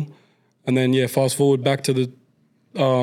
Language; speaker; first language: English; native; English